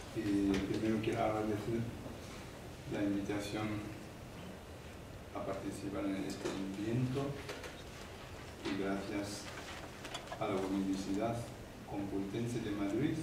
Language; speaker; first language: Spanish; non-native, learner; Tibetan